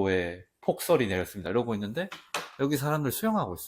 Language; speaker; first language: Korean; native; Korean